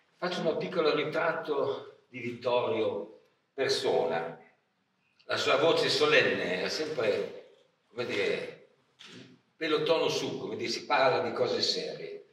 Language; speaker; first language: Italian; native; Italian